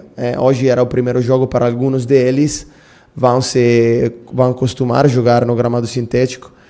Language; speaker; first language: Portuguese; non-native, fluent; Italian